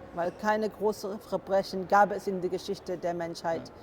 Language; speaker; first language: German; non-native, fluent; English